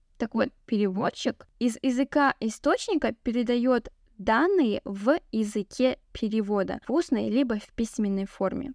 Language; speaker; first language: Russian; non-native, local second language; Kazakh